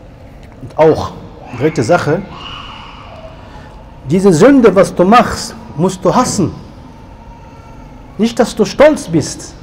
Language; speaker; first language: German; non-native, learner; Arabic